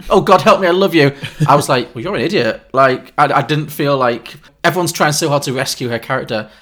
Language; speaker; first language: English; native; English